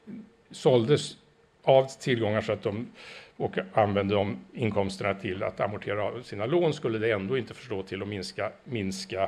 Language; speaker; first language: Swedish; native; Swedish